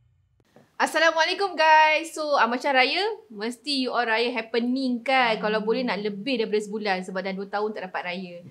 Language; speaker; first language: Malay; native; Malay